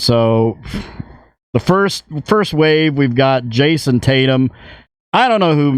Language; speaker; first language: English; native; English